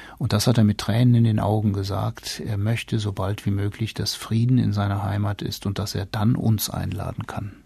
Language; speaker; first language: German; native; German